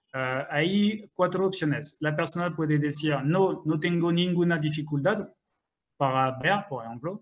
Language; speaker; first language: Spanish; non-native, fluent; French